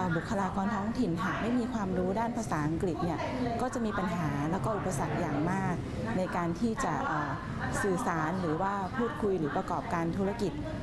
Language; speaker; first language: Thai; native; Thai